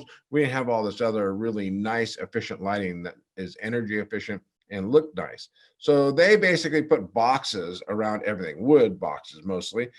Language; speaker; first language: English; native; English